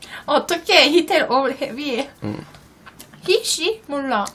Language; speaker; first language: Korean; non-native, learner; Turkish